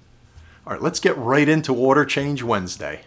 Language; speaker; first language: English; native; English